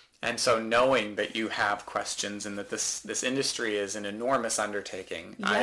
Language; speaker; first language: English; native; English